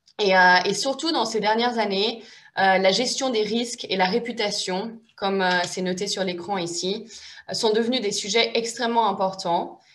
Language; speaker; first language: French; native; French